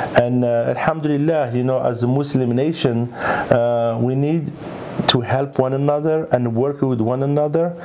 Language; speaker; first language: English; early bilingual, other home language; Arabic